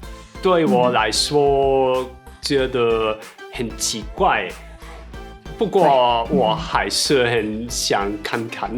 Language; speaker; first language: Chinese; non-native, fluent; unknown